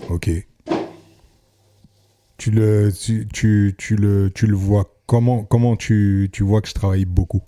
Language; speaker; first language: French; native; French